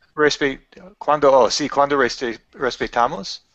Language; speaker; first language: Spanish; non-native, learner; English